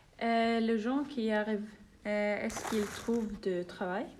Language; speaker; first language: French; non-native, learner; Norwegian